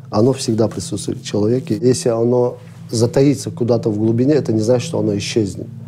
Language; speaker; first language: Russian; non-native, local second language; Chechen